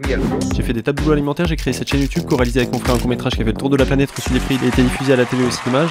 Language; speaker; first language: French; native; French